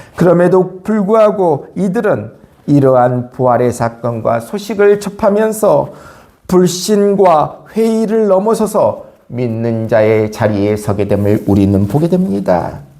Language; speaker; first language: Korean; native; Korean